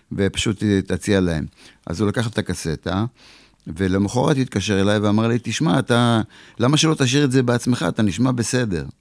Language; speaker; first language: Hebrew; early bilingual, other home language; Polish